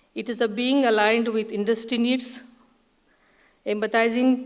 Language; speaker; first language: English; non-native, local second language; Marathi